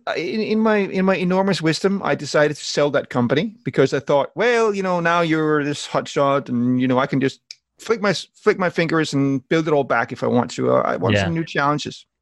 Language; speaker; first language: English; non-native, fluent; Danish